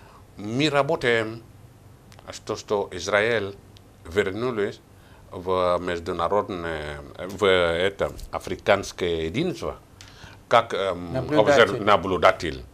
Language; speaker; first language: Russian; non-native, learner; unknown